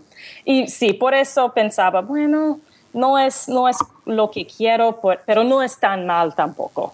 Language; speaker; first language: Spanish; non-native, learner; English